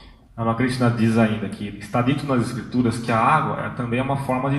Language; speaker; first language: Portuguese; native; Portuguese